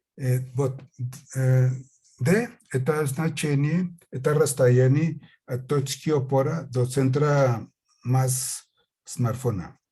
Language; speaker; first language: Russian; non-native, fluent; Spanish